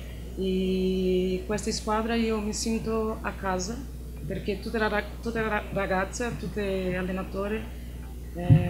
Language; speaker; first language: Italian; non-native, learner; Portuguese